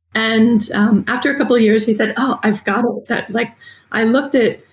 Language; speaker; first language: English; native; English